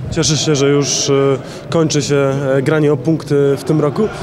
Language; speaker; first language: Polish; native; Polish